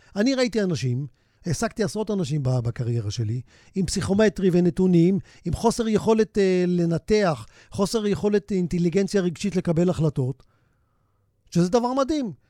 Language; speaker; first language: Hebrew; native; Hebrew